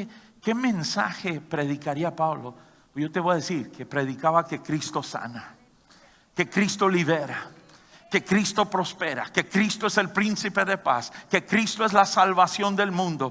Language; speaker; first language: Spanish; native; Spanish